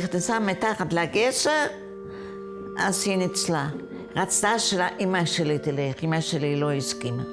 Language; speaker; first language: Hebrew; non-native, fluent; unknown